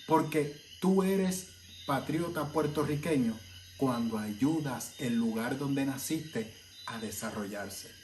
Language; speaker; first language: Spanish; native; Spanish